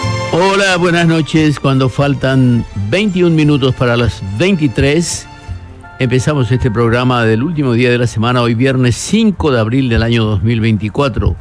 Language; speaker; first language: Spanish; native; Spanish